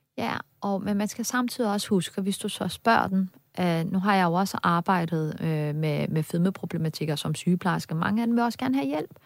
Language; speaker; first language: Danish; early bilingual, other home language; Turkish